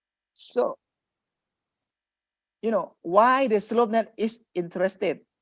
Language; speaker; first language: English; non-native, fluent; Thai